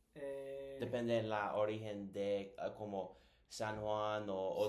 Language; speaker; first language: Spanish; non-native, learner; English